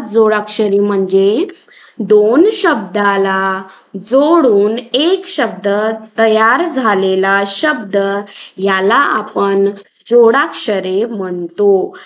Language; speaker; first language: Marathi; non-native, local second language; Hindi